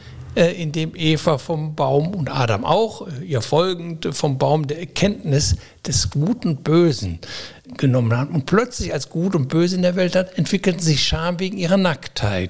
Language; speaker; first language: German; native; German